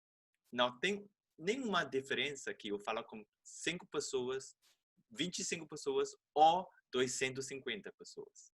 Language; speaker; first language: Portuguese; non-native, fluent; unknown